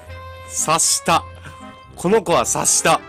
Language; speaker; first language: Japanese; native; Japanese